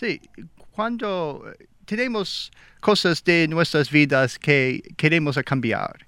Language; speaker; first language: Spanish; non-native, learner; English